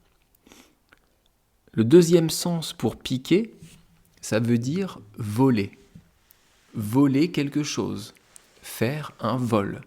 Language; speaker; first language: French; native; French